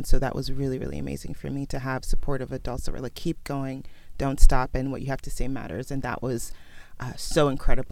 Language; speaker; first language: English; early bilingual, other home language; Krio